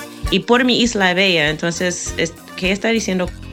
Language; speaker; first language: Spanish; non-native, fluent; English